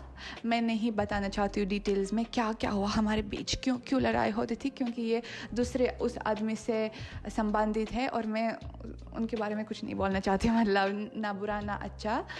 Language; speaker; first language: Hindi; non-native, fluent; Russian